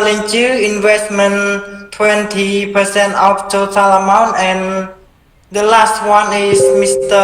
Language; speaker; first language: English; non-native, learner; Khmer